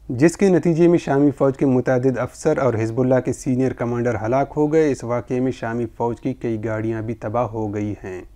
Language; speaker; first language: Urdu; non-native, local second language; Baluchi